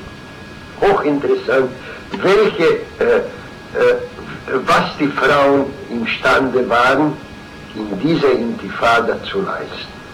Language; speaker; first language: German; non-native, fluent; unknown